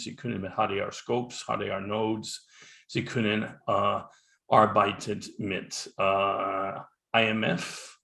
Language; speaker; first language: German; non-native, learner; English